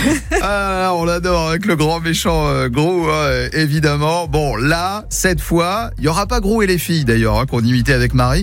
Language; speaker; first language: French; native; French